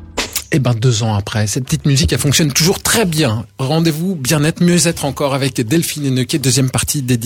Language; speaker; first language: French; native; French